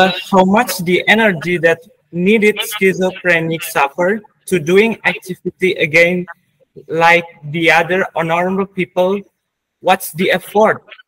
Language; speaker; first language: English; non-native, learner; Indonesian